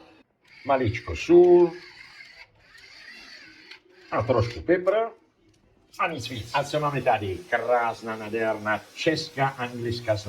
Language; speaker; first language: Czech; non-native, learner; Italian